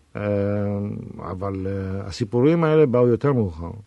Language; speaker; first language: Hebrew; native; Hebrew